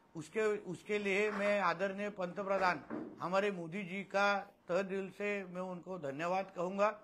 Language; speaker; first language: Hindi; non-native, local second language; Marathi